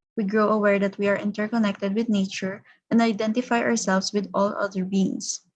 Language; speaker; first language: English; non-native, local second language; Filipino